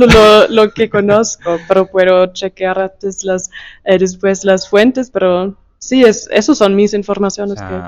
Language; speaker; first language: Spanish; non-native, fluent; German